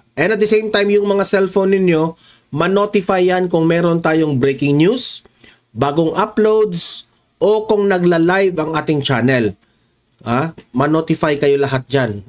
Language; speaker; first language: Filipino; non-native, local second language; Cebuano